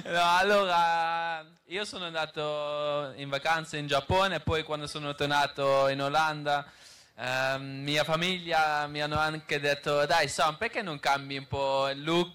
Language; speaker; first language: Italian; non-native, fluent; Dutch